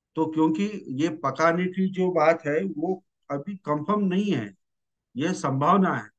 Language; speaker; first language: Hindi; non-native, local second language; Marathi